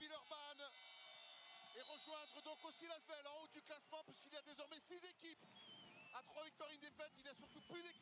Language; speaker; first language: French; native; French